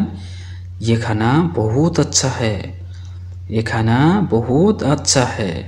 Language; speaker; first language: Hindi; non-native, fluent; Bangla